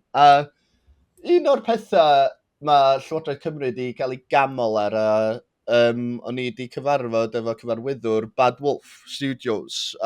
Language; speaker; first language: Welsh; native; Welsh